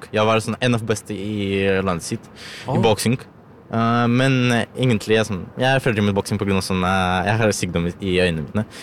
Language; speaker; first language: Norwegian; non-native, learner; Russian